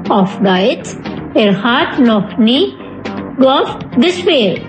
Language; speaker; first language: German; non-native, fluent; Indonesian